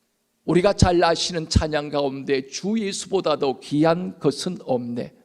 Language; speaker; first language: Korean; native; Korean